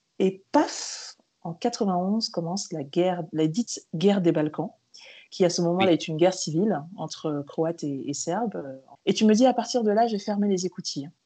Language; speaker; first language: French; native; French